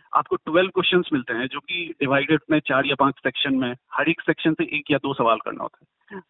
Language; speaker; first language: Hindi; native; Hindi